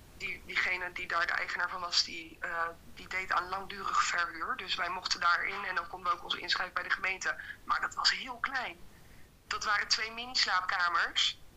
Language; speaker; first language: Dutch; native; Dutch